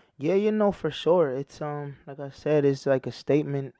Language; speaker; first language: English; early bilingual, other home language; Spanish